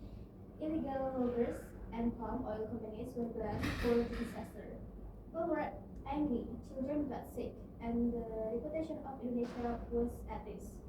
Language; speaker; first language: English; non-native, learner; Indonesian